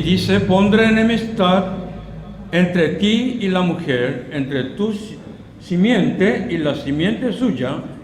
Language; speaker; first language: Spanish; non-native, fluent; Korean